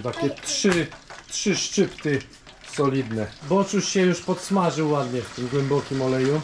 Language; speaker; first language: Polish; native; Polish